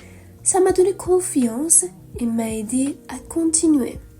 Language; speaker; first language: French; non-native, fluent; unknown